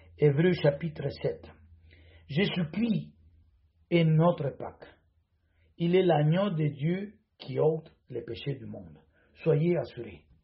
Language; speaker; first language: French; non-native, fluent; Spanish